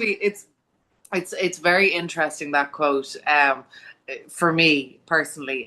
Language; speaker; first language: English; native; English